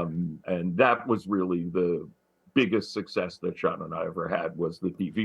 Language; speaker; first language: English; native; English